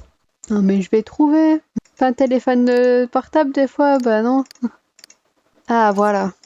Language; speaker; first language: French; native; French